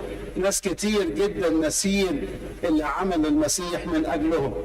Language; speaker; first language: Arabic; native; Arabic